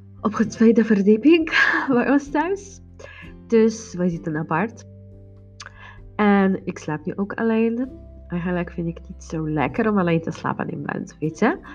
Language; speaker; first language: Dutch; non-native, learner; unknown